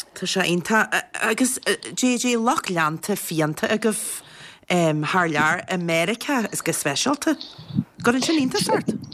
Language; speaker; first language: Irish; native; Irish